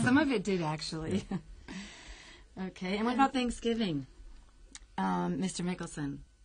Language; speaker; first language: English; native; English